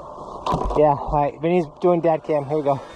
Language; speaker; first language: English; native; English